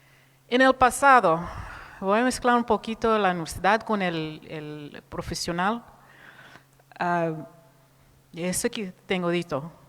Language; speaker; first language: Spanish; non-native, fluent; Portuguese